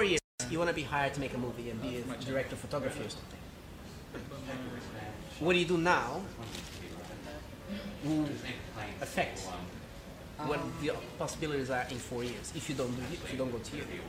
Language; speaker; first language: English; non-native, fluent; Portuguese